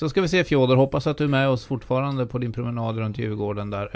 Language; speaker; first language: Swedish; native; Swedish